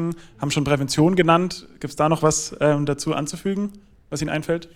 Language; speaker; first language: German; native; German